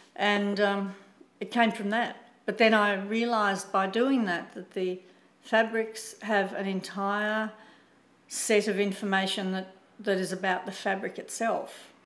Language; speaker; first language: English; native; English